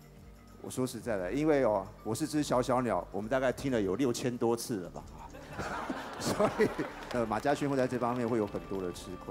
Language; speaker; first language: Chinese; native; Chinese